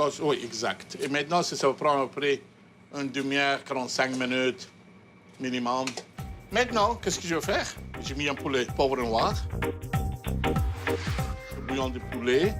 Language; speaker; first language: French; non-native, fluent; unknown